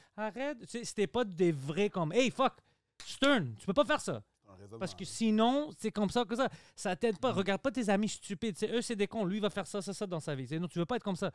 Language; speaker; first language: French; early bilingual, other home language; Greek